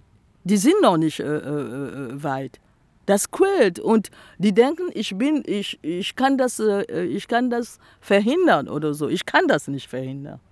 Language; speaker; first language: German; non-native, fluent; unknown